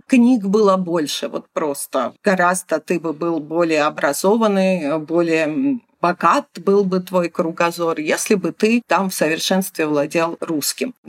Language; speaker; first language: Russian; non-native, local second language; Georgian